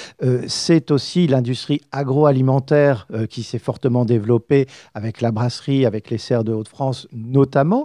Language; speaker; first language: French; native; French